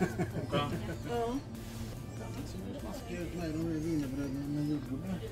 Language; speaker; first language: Swedish; native; Swedish